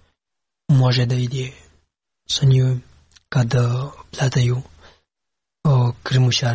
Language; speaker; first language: Serbian; non-native, learner; Pashto